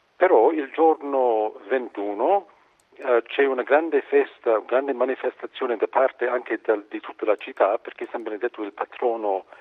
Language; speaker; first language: Italian; non-native, fluent; English